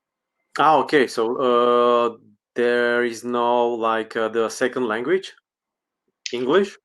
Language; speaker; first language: English; non-native, learner; Slovak